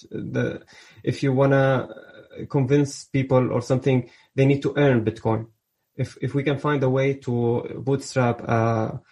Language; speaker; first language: English; early bilingual, other home language; Arabic